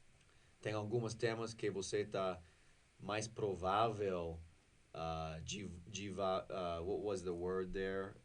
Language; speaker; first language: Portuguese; non-native, fluent; English